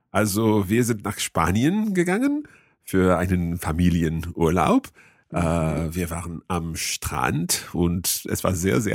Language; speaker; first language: German; non-native, fluent; English